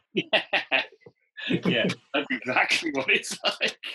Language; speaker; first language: English; native; English